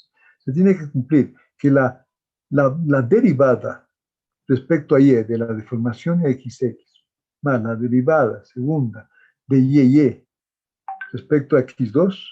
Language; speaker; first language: Spanish; native; Spanish